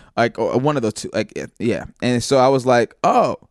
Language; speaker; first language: English; native; English